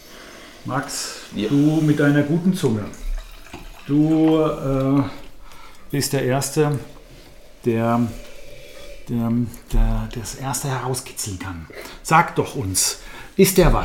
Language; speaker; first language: German; native; German